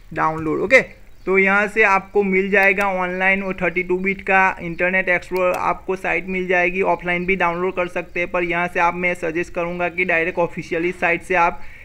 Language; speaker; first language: Hindi; non-native, local second language; Gujarati